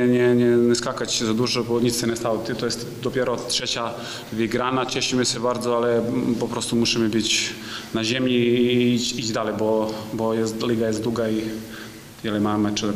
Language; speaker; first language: Polish; non-native, fluent; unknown